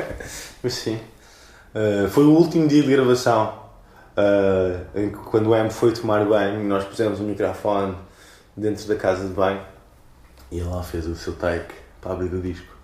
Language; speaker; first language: Portuguese; native; Portuguese